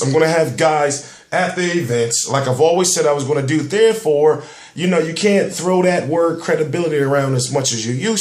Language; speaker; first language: English; native; English